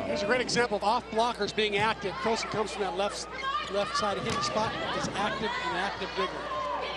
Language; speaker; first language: English; native; English